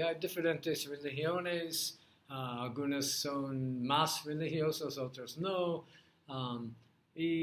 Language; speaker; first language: Spanish; non-native, learner; English